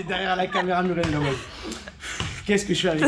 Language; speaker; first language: French; native; French